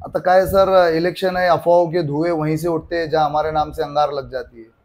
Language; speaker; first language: Hindi; non-native, local second language; Marathi